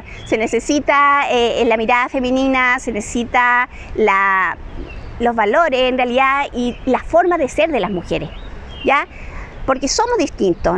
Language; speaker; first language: Spanish; native; Spanish